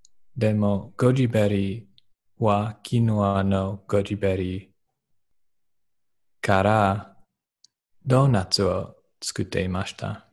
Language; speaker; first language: Japanese; non-native, learner; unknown